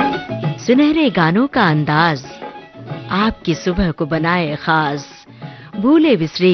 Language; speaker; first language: Hindi; native; Hindi